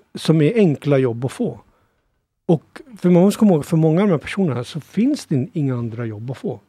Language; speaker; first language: Swedish; early bilingual, other home language; Punjabi